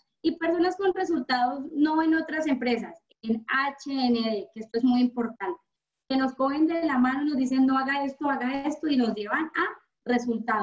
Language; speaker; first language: Spanish; native; Spanish